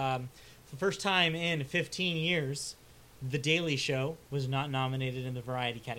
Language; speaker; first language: English; native; English